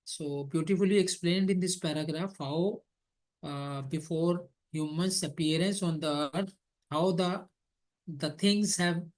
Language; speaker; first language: English; non-native, local second language; Hindi